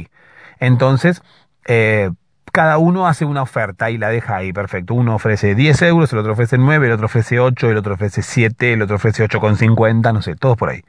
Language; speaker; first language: Spanish; native; Spanish